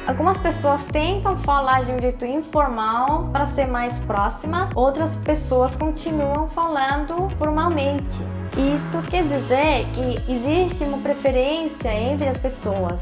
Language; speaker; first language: Portuguese; non-native, fluent; Korean